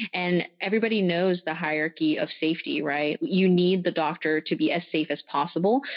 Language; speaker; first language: English; early bilingual, other home language; French